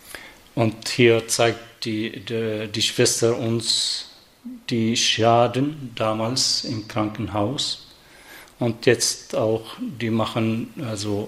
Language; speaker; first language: German; non-native, fluent; Arabic